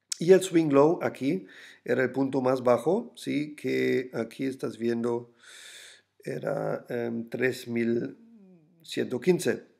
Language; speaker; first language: Spanish; non-native, fluent; German